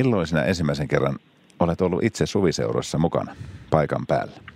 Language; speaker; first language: Finnish; native; Finnish